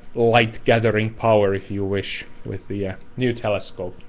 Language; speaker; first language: English; non-native, fluent; Finnish